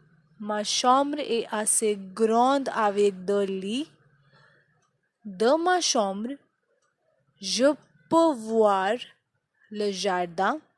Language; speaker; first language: French; non-native, fluent; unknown